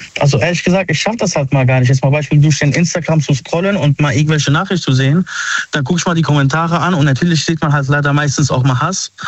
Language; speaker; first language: German; non-native, fluent; Arabic